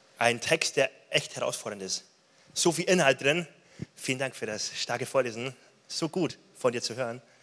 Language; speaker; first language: German; native; German